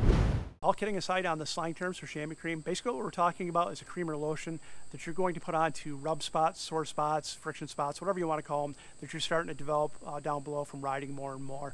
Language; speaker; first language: English; native; English